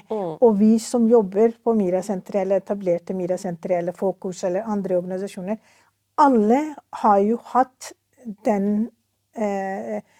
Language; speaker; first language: Norwegian; non-native, fluent; Urdu